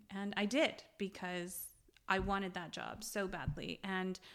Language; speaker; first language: English; early bilingual, other home language; Armenian